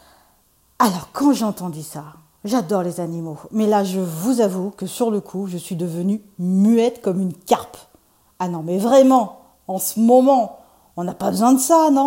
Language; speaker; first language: French; native; French